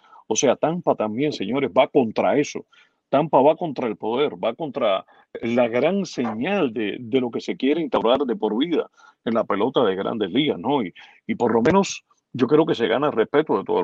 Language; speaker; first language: Spanish; native; Spanish